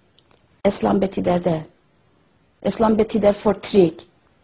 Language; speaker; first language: Swedish; non-native, learner; Persian